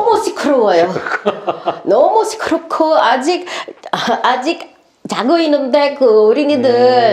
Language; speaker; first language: Korean; non-native, learner; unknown